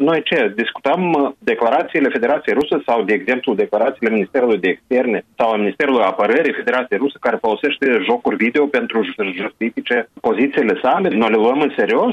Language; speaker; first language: Romanian; native; Romanian